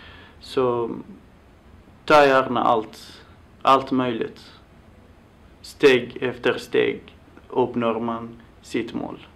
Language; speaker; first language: Swedish; non-native, fluent; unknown